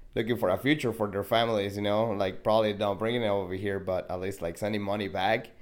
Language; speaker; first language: English; non-native, fluent; Spanish